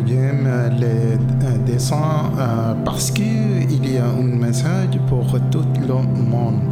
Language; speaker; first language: French; non-native, learner; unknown